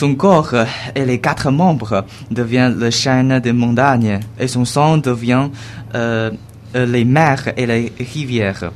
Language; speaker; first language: French; non-native, learner; Chinese